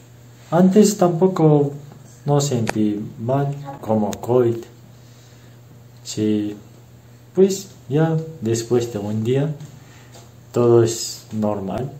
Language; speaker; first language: Spanish; non-native, learner; Turkish